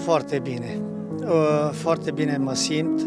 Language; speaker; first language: Romanian; non-native, local second language; Hungarian